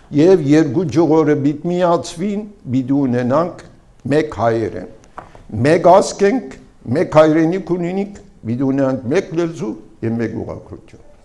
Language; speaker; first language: Armenian; early bilingual, heritage; Armenian